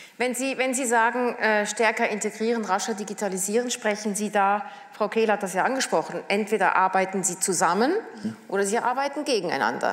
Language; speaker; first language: German; native; German